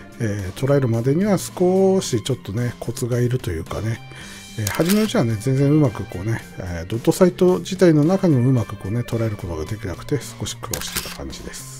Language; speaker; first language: Japanese; native; Japanese